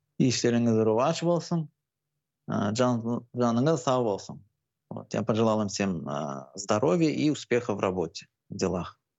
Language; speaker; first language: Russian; non-native, local second language; Turkmen